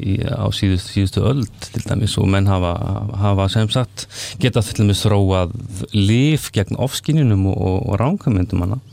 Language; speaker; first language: Icelandic; native; Icelandic